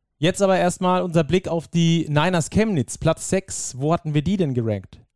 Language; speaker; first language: German; native; German